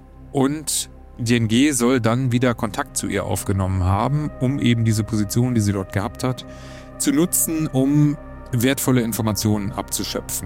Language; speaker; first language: German; native; German